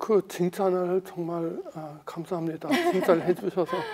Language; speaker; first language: Korean; non-native, fluent; German